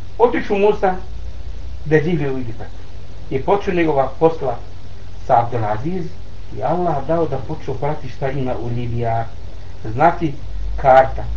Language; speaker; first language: Bosnian; non-native, learner; Arabic